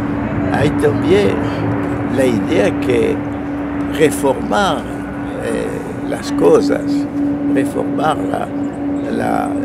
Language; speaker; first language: Spanish; non-native, fluent; French